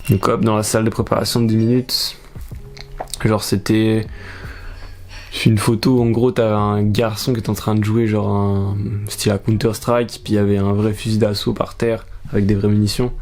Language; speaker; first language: French; native; French